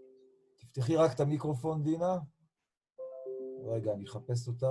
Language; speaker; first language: Hebrew; native; Hebrew